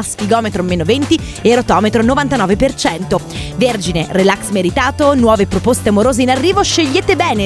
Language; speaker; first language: Italian; native; Italian